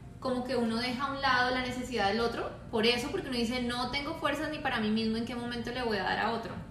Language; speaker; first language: Spanish; native; Spanish